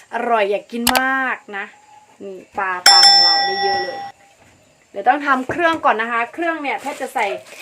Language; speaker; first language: Thai; non-native, local second language; Karen languages